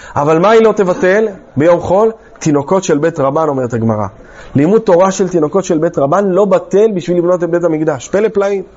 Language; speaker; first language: Hebrew; native; Hebrew